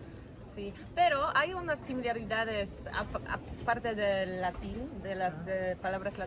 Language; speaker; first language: Spanish; non-native, fluent; Polish